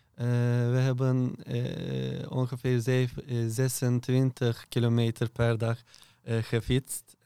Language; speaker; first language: Dutch; non-native, learner; Turkish